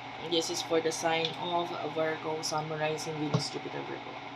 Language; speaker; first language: English; non-native, local second language; Filipino